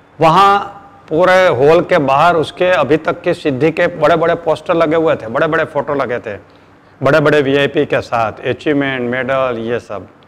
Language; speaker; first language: Hindi; non-native, local second language; Gujarati